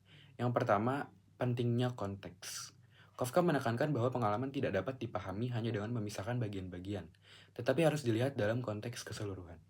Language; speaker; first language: Indonesian; native; Indonesian